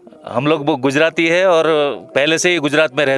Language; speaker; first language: Hindi; non-native, local second language; Gujarati